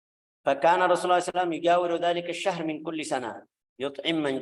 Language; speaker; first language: Arabic; native; Arabic